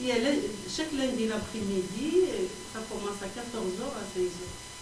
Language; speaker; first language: French; non-native, learner; Arabic